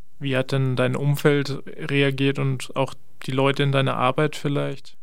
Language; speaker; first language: German; native; German